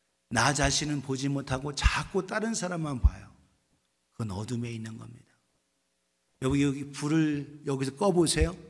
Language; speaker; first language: Korean; native; Korean